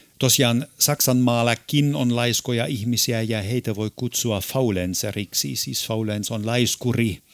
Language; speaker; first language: Finnish; non-native, fluent; German